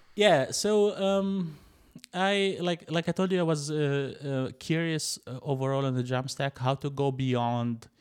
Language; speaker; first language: English; non-native, fluent; Arabic